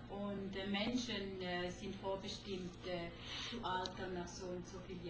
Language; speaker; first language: German; non-native, fluent; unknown